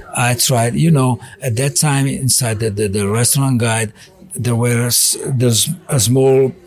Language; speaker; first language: English; non-native, learner; Italian